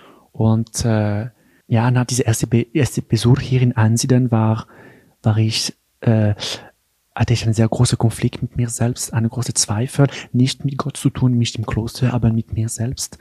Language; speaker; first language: German; non-native, local second language; French